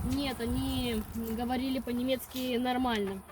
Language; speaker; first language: Russian; early bilingual, other home language; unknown